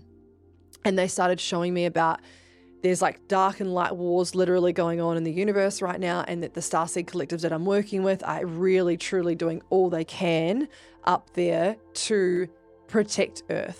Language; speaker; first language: English; native; English